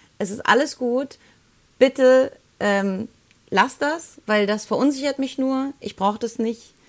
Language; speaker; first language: German; early bilingual, other home language; Spanish